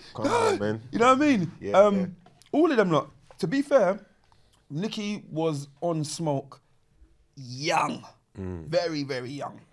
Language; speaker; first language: English; native; English